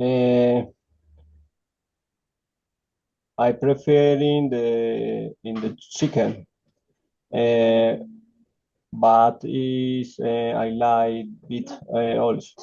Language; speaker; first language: English; non-native, learner; Spanish